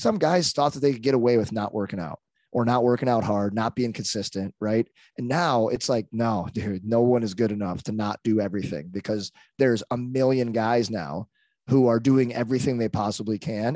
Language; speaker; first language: English; native; English